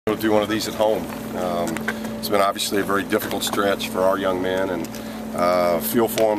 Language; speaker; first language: English; native; English